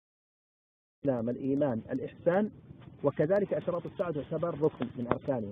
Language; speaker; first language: Arabic; native; Arabic